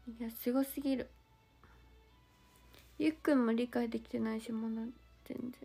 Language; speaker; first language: Japanese; native; Japanese